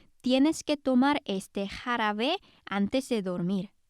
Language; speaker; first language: Spanish; non-native, fluent; Korean